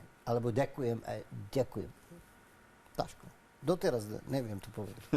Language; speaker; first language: Slovak; non-native, learner; Arabic